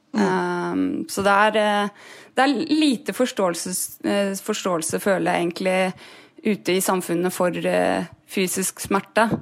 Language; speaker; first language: Norwegian; native; Norwegian